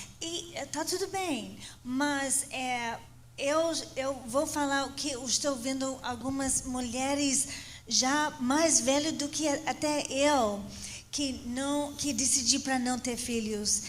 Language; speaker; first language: Portuguese; non-native, fluent; English